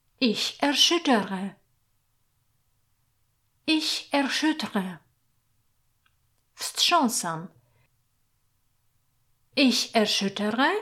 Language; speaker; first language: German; non-native, fluent; Polish